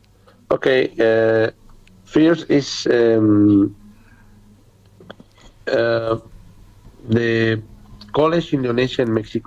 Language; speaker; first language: English; non-native, learner; Spanish